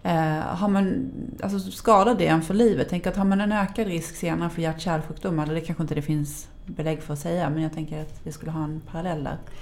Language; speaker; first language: Swedish; native; Swedish